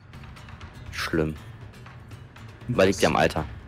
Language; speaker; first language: German; native; German